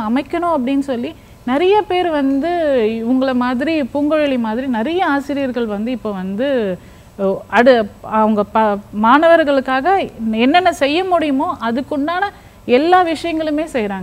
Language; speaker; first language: Tamil; native; Tamil